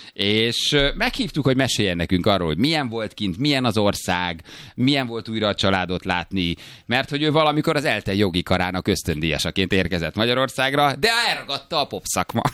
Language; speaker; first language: Hungarian; native; Hungarian